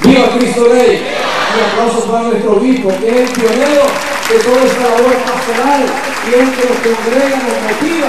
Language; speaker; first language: Spanish; native; Spanish